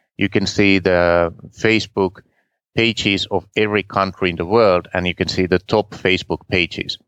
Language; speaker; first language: English; non-native, fluent; Finnish